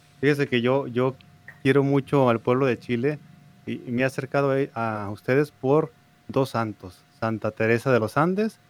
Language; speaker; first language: Spanish; native; Spanish